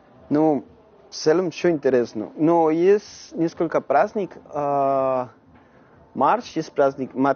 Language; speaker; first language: Russian; non-native, learner; Spanish